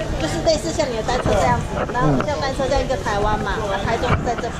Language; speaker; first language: Chinese; native; Chinese